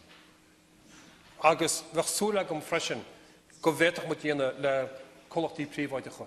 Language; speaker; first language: Irish; native; Irish